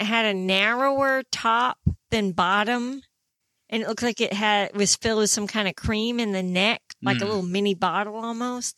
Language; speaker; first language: English; native; English